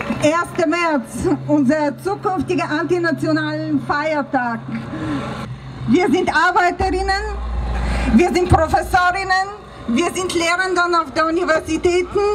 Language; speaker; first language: German; non-native, fluent; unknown